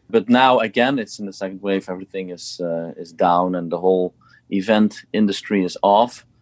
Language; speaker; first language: English; non-native, fluent; Dutch